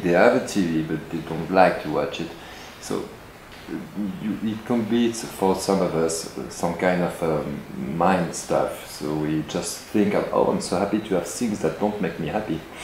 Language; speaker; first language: English; non-native, fluent; French